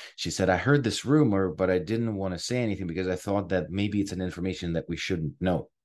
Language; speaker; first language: English; non-native, fluent; Ukrainian